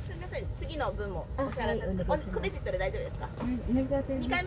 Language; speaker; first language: Japanese; native; Japanese